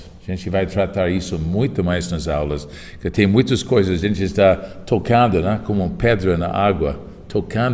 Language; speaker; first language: Portuguese; non-native, fluent; English